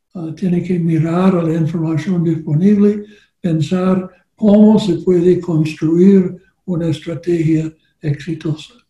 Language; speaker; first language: Spanish; non-native, learner; English